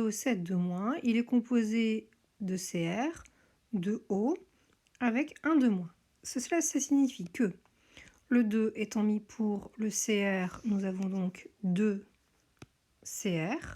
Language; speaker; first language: French; native; French